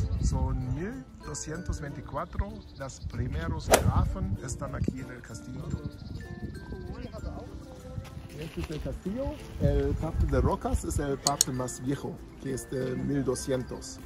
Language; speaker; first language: Spanish; non-native, learner; German